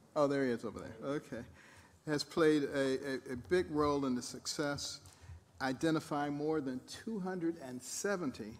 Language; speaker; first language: English; native; English